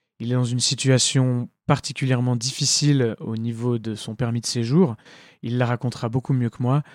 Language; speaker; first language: French; native; French